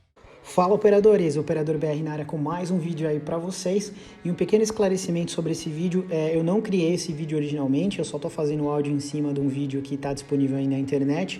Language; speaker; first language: Portuguese; native; Portuguese